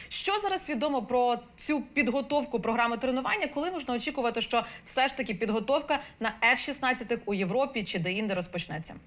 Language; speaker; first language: Ukrainian; native; Ukrainian